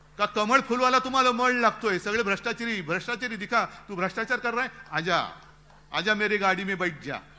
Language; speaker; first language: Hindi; non-native, local second language; Marathi